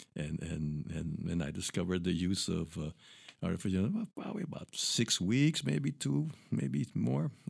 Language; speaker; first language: English; early bilingual, other home language; Spanish